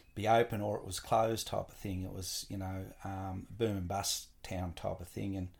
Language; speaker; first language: English; native; English